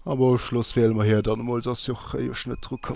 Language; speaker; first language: German; non-native, local second language; Luxembourgish